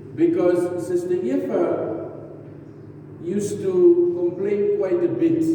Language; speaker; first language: English; non-native, local second language; Afrikaans